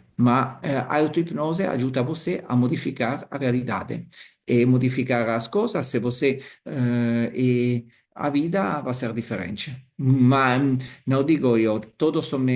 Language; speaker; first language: Portuguese; non-native, learner; Italian